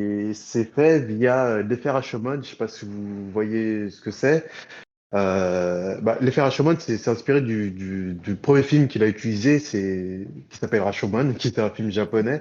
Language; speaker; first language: French; native; French